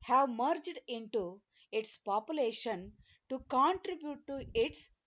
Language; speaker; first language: English; non-native, local second language; Kannada